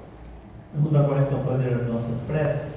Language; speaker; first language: Portuguese; native; Portuguese